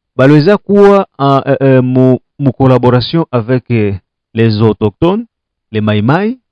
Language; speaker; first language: French; non-native, local second language; Swahili